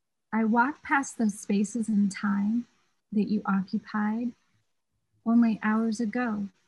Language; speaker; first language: English; native; English